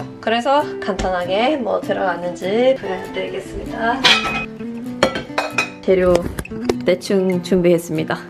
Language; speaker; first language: Korean; non-native, fluent; Swedish